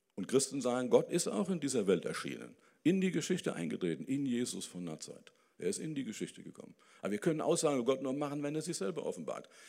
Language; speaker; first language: German; native; German